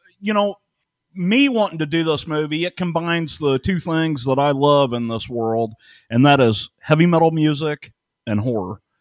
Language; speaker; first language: English; native; English